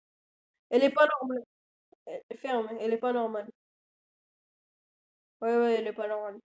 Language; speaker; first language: French; native; French